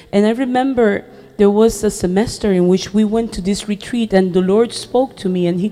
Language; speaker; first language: English; non-native, fluent; Spanish